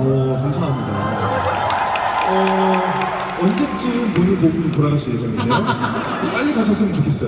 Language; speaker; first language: Korean; native; Korean